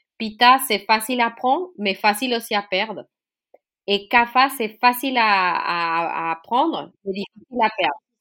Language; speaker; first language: French; non-native, fluent; Spanish